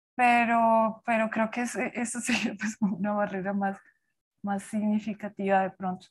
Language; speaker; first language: Spanish; native; Spanish